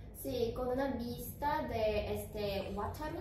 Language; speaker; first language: Spanish; non-native, learner; Korean